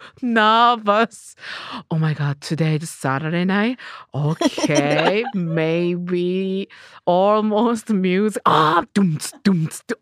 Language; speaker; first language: English; non-native, learner; Japanese